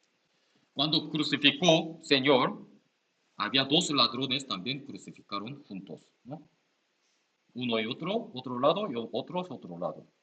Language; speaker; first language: Spanish; non-native, learner; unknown